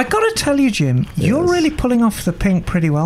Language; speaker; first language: English; native; English